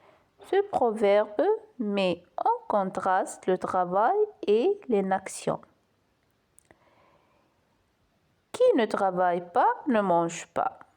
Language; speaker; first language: French; non-native, local second language; Arabic